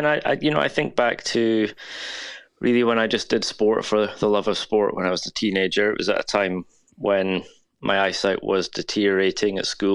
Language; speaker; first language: English; native; English